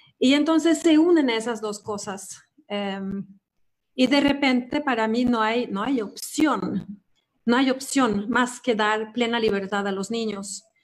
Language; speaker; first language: Spanish; non-native, fluent; Swedish